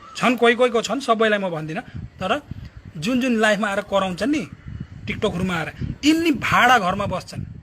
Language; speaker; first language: Nepali; native; Nepali